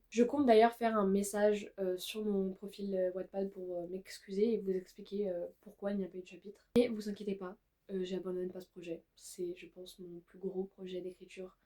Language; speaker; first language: French; native; French